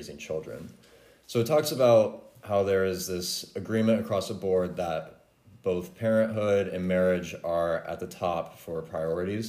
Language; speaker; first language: English; native; English